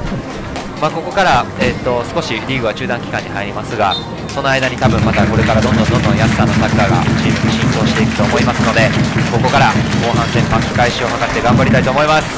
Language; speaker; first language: Japanese; native; Japanese